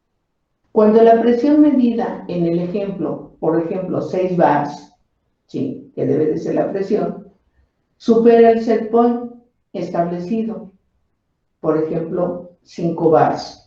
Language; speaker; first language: Spanish; native; Spanish